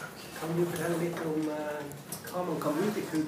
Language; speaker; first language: Norwegian; native; Norwegian